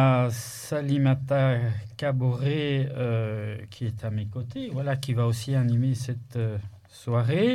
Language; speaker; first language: French; native; French